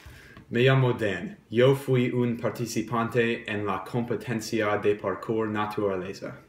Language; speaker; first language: Spanish; non-native, learner; English